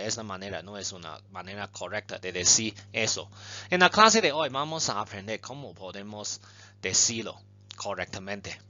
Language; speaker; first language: Spanish; non-native, fluent; Chinese